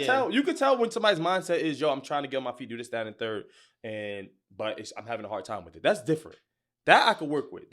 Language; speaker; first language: English; native; English